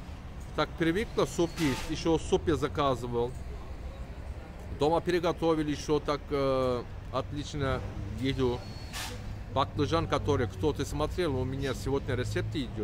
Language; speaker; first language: Russian; non-native, learner; Turkish